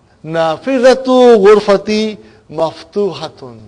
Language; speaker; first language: Arabic; non-native, fluent; English